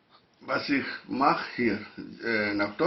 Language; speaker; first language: German; non-native, learner; Urdu